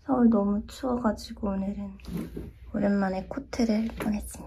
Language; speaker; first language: Korean; native; Korean